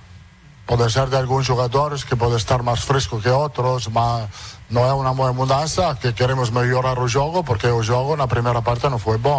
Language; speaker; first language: Portuguese; non-native, fluent; Italian